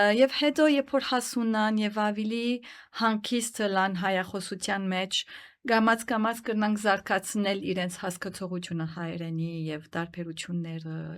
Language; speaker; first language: Armenian; early bilingual, heritage; Armenian